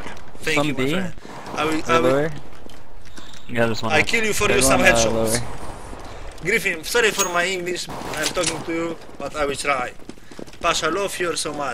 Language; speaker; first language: English; non-native, learner; Polish